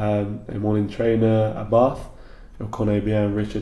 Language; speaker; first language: French; non-native, learner; English